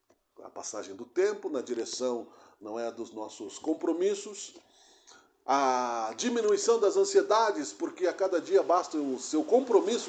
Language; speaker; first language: Portuguese; native; Portuguese